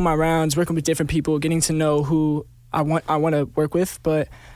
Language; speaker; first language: English; native; English